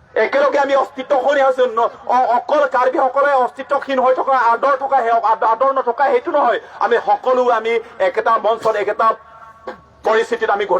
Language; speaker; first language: Assamese; non-native, local second language; Karbi